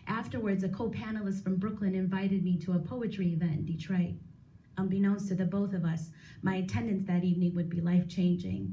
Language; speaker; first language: English; native; English